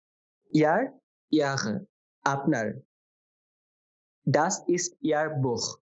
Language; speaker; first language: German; non-native, fluent; Bangla